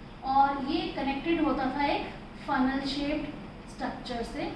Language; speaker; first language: Hindi; native; Hindi